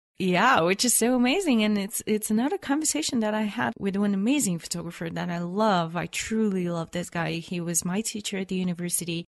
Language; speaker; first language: English; non-native, fluent; Bulgarian